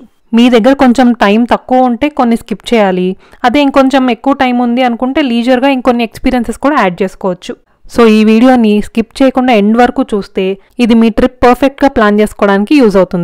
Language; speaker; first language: Telugu; native; Telugu